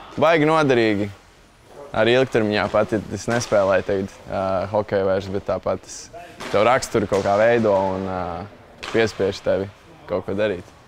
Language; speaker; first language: Latvian; native; Latvian